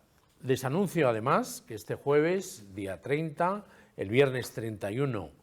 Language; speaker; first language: Spanish; native; Spanish